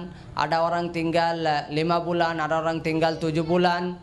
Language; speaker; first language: Indonesian; non-native, learner; Rohingya